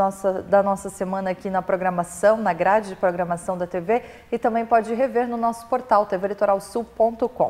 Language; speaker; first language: Portuguese; native; Portuguese